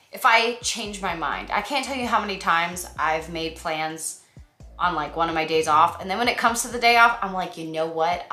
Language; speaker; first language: English; native; English